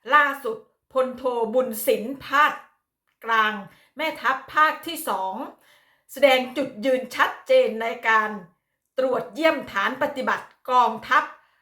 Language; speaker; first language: Thai; native; Thai